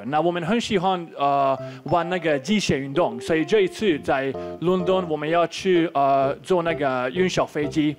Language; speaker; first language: Chinese; non-native, fluent; Slovak